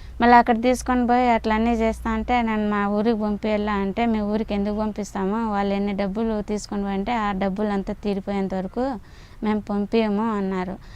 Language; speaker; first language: Telugu; native; Telugu